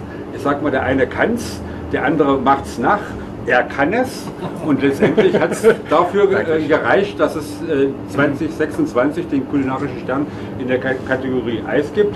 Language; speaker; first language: German; native; German